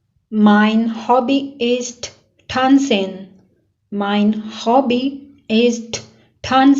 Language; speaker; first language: German; non-native, fluent; Urdu